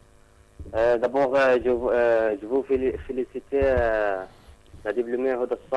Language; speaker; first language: French; non-native, learner; Arabic